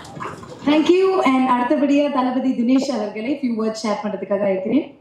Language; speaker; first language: Tamil; native; Tamil